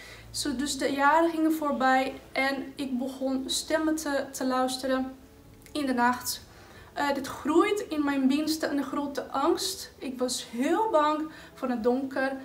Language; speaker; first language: Dutch; non-native, fluent; Portuguese